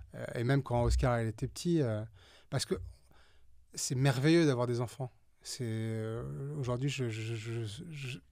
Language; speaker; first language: French; native; French